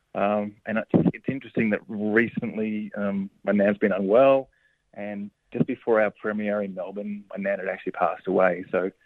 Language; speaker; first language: English; native; English